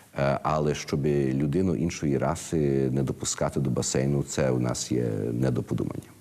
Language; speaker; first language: Ukrainian; early bilingual, heritage; Ukrainian